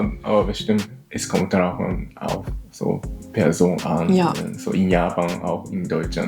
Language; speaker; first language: German; non-native, learner; Japanese